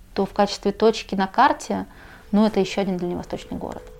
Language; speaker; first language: Russian; native; Russian